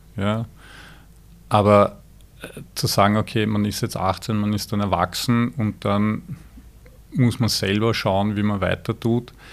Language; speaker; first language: German; native; German